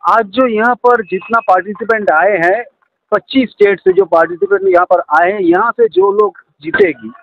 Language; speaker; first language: Hindi; non-native, local second language; Bangla